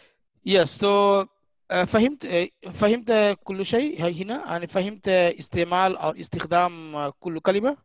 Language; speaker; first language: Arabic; non-native, fluent; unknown